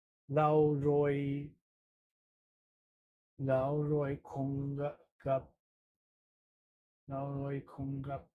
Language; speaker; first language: Vietnamese; non-native, learner; Dutch